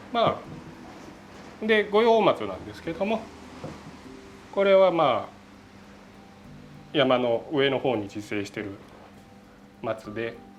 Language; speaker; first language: Japanese; native; Japanese